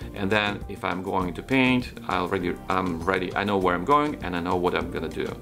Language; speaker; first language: English; non-native, fluent; Ukrainian